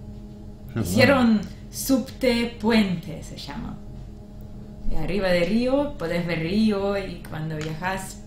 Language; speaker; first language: Spanish; non-native, learner; Russian